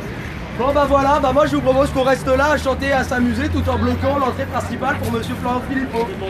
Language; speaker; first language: French; native; French